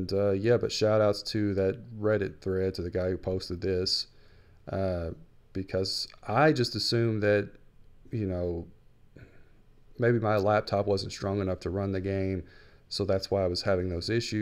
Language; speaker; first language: English; native; English